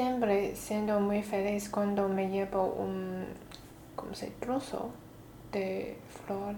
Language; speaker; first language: Spanish; non-native, learner; Chinese